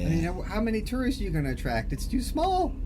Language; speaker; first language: English; native; English